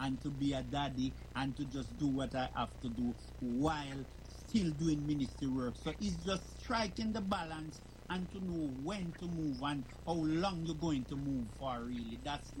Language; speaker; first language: English; non-native, local second language; Jamaican Creole English